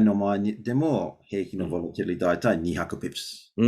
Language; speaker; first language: Japanese; non-native, learner; English